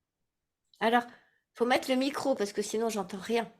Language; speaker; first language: French; native; French